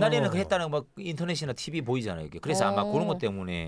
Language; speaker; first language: Korean; native; Korean